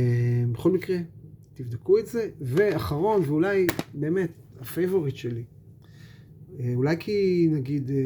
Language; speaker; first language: Hebrew; native; Hebrew